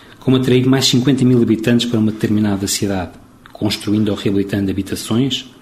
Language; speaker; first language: Portuguese; native; Portuguese